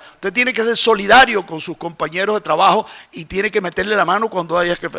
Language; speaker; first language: Spanish; native; Spanish